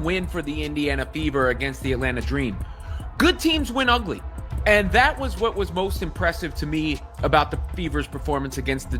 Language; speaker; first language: English; native; English